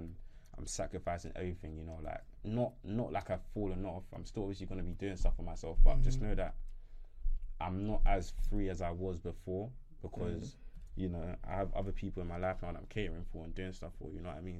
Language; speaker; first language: English; native; English